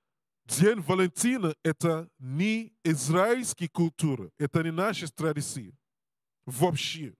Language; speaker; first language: Russian; non-native, learner; Portuguese